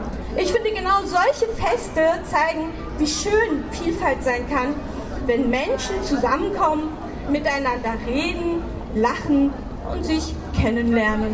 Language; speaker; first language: German; early bilingual, other home language; Turkish